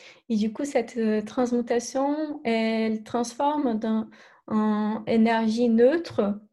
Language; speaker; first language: French; non-native, fluent; Portuguese